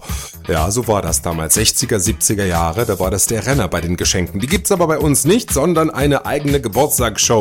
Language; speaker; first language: German; native; German